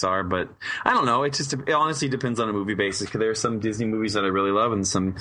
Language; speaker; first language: English; native; English